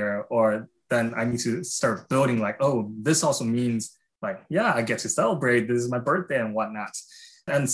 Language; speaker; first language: English; non-native, fluent; Chinese